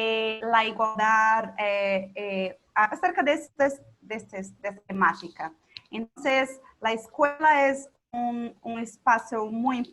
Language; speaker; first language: Spanish; non-native, local second language; Portuguese